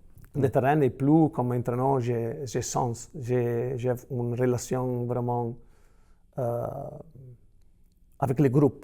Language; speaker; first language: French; non-native, fluent; Italian